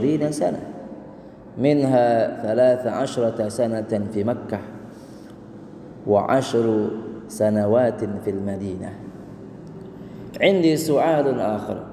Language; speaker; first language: Arabic; non-native, fluent; Indonesian